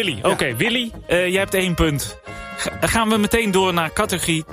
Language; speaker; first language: Dutch; native; Dutch